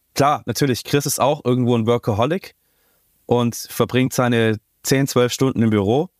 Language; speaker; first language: German; native; German